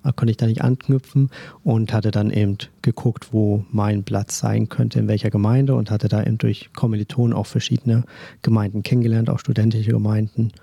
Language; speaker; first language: German; native; German